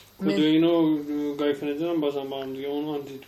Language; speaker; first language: Persian; native; Persian